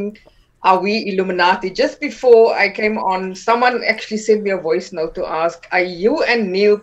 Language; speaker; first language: English; non-native, local second language; Afrikaans